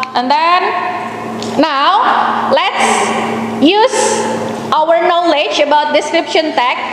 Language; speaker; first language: English; non-native, fluent; Indonesian